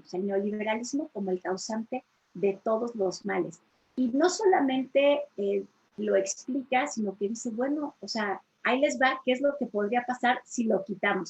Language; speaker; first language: Spanish; native; Spanish